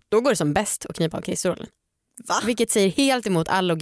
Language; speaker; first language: Swedish; native; Swedish